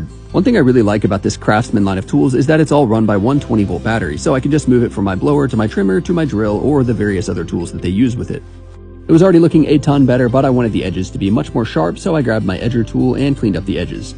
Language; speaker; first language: English; native; English